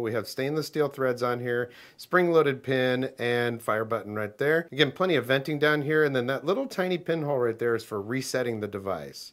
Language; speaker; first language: English; native; English